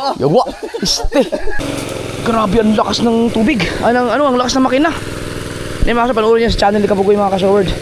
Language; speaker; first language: Filipino; non-native, local second language; Cebuano